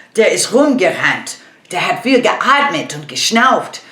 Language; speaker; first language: German; non-native, learner; English